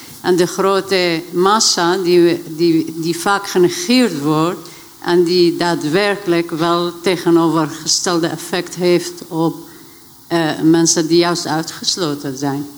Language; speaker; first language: Dutch; non-native, fluent; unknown